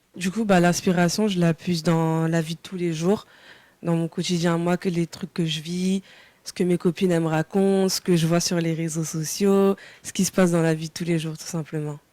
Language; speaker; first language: French; early bilingual, other home language; Wolof